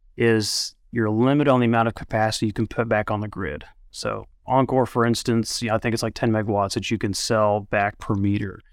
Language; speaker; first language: English; native; English